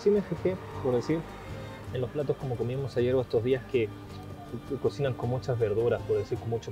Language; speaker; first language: Spanish; native; Spanish